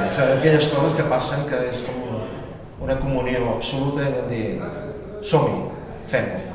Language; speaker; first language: Catalan; native; Catalan